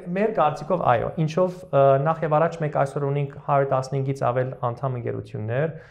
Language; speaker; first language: Armenian; early bilingual, heritage; Armenian